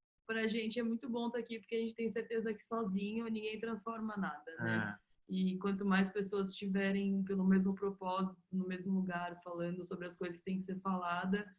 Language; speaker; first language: Portuguese; native; Portuguese